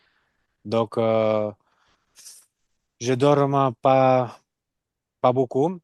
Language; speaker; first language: French; non-native, learner; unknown